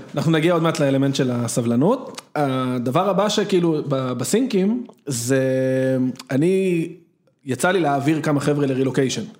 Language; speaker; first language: Hebrew; native; Hebrew